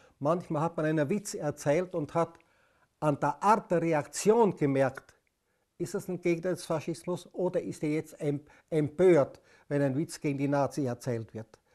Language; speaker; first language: German; native; German